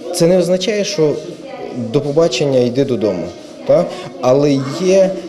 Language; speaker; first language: Ukrainian; native; Ukrainian